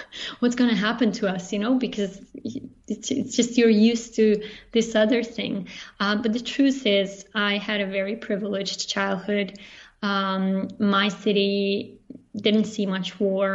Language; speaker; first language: English; non-native, fluent; Serbian